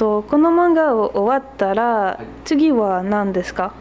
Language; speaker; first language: Japanese; non-native, learner; French